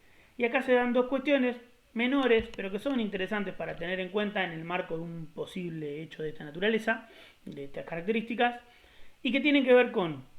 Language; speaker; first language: Spanish; native; Spanish